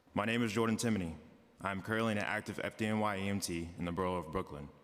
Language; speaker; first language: English; native; English